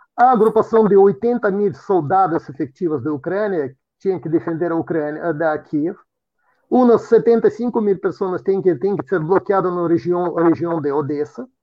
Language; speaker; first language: Portuguese; non-native, fluent; Russian